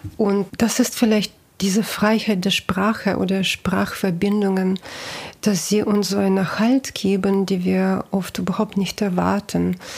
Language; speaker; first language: German; non-native, fluent; Russian